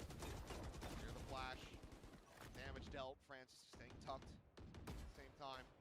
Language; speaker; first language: English; native; English